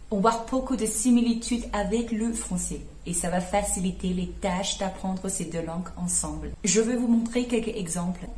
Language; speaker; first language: French; non-native, fluent; Chinese